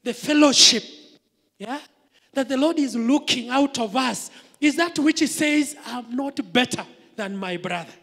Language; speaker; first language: English; non-native, local second language; Swahili